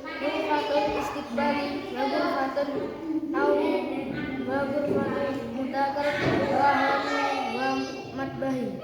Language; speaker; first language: Arabic; non-native, learner; Indonesian